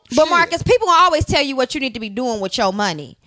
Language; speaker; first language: English; native; English